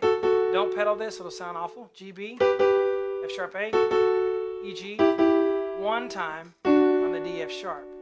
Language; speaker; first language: English; native; English